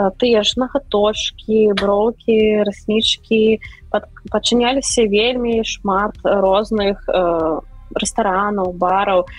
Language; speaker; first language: Belarusian; non-native, local second language; Russian